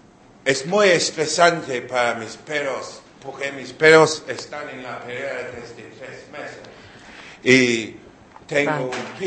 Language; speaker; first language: Spanish; non-native, learner; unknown